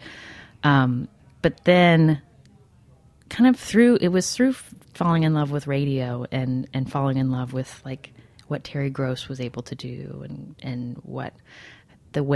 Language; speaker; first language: English; native; English